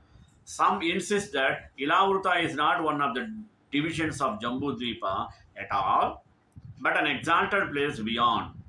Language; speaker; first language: English; non-native, local second language; Telugu